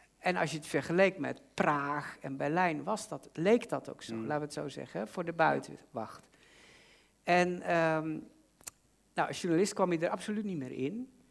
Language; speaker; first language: Dutch; native; Dutch